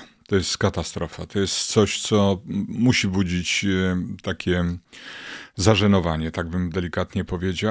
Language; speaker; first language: Polish; native; Polish